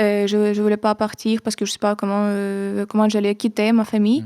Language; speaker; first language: French; non-native, fluent; Ukrainian